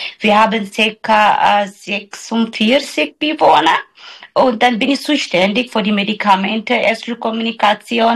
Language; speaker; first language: German; non-native, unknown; Somali